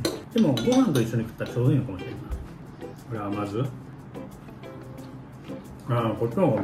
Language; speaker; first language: Japanese; native; Japanese